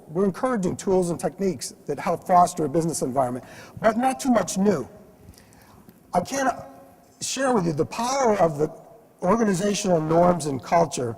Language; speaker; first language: English; native; English